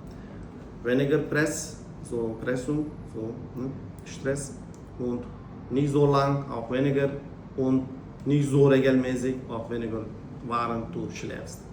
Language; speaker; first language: German; non-native, learner; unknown